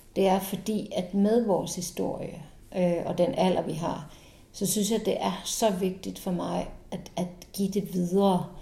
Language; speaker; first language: Danish; non-native, fluent; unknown